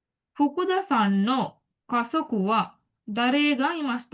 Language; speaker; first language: Japanese; non-native, fluent; Sinhala